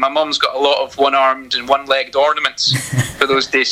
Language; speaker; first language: English; native; English